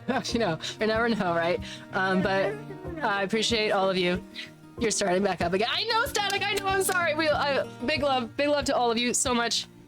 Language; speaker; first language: English; native; English